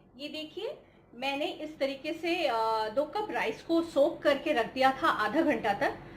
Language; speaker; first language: Hindi; non-native, local second language; Bangla